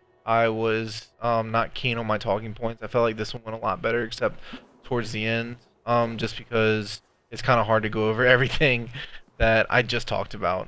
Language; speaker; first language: English; native; English